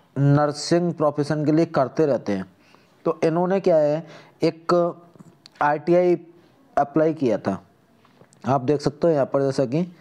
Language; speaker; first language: Hindi; native; Hindi